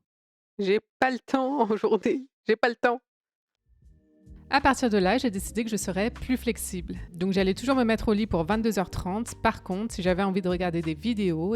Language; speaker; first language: French; native; French